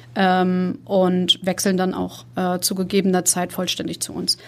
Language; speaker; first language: German; native; German